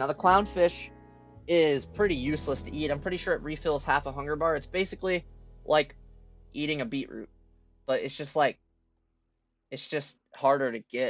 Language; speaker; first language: English; native; English